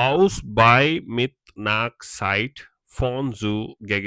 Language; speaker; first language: German; non-native, fluent; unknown